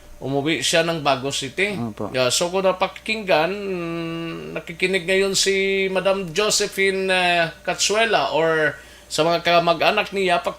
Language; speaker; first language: Filipino; non-native, local second language; Hiligaynon